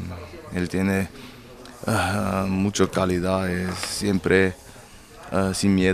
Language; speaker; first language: Spanish; non-native, learner; German